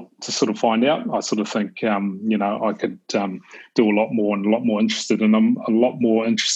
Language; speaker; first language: English; native; English